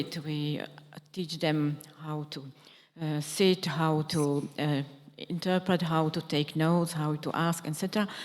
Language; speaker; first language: English; non-native, fluent; Czech